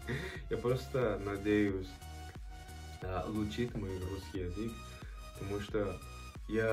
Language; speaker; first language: Russian; non-native, learner; Portuguese